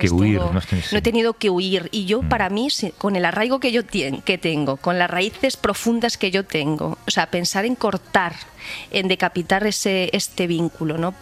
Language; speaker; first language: Spanish; native; Spanish